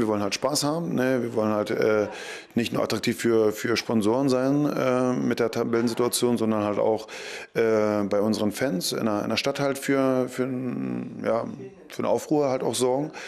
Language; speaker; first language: German; native; German